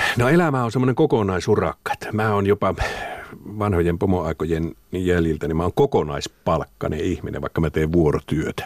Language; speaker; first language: Finnish; native; Finnish